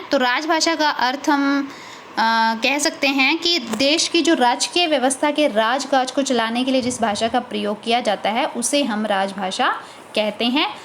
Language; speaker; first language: Hindi; native; Hindi